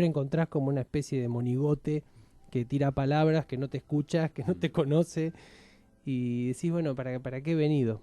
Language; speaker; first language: Spanish; native; Spanish